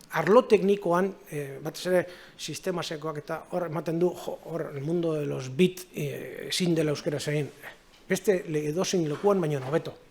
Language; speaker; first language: Basque; native; Basque